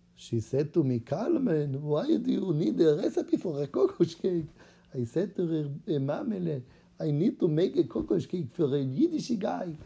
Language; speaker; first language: English; non-native, fluent; Hebrew